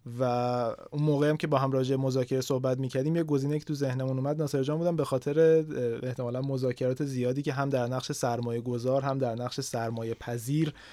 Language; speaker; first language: Persian; native; Persian